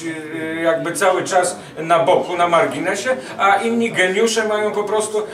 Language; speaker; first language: Polish; native; Polish